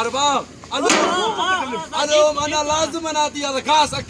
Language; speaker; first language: Arabic; non-native, learner; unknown